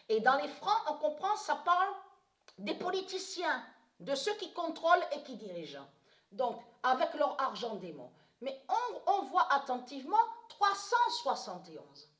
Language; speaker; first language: French; native; French